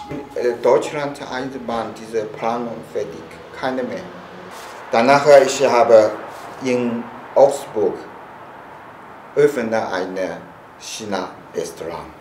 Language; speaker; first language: German; non-native, learner; Chinese